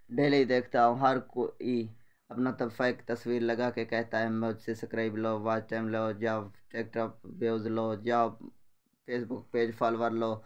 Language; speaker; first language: Urdu; non-native, local second language; Saraiki